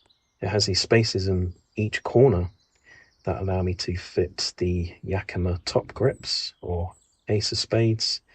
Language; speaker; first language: English; native; English